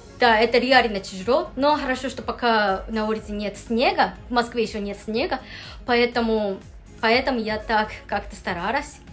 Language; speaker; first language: Russian; non-native, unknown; Japanese